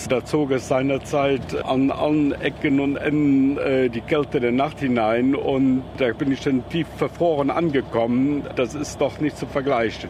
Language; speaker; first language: German; native; German